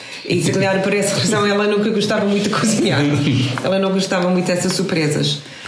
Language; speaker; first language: Portuguese; non-native, fluent; English